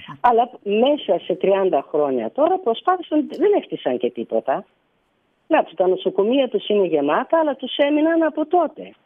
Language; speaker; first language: Greek; early bilingual, heritage; Greek